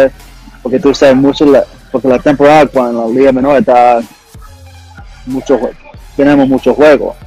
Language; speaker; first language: Spanish; early bilingual, heritage; English